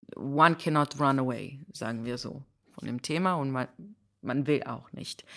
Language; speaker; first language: German; non-native, fluent; Hebrew